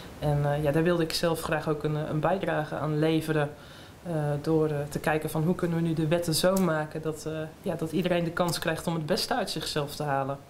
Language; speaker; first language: Dutch; native; Dutch